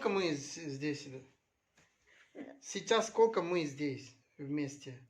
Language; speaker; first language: Russian; non-native, learner; Manipuri